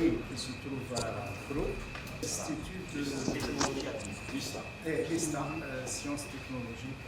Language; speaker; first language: French; non-native, local second language; Arabic